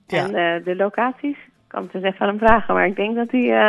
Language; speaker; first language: Dutch; native; Dutch